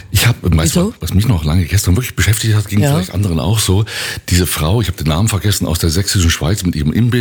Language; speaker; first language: German; native; German